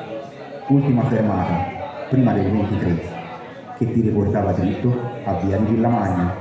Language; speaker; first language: Italian; native; Italian